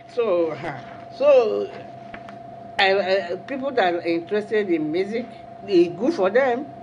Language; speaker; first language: English; non-native, local second language; Igbo